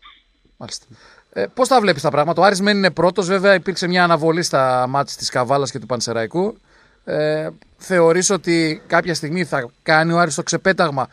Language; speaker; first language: Greek; native; Greek